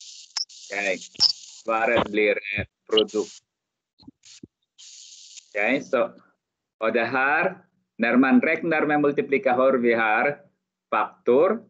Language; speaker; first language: Swedish; non-native, fluent; Arabic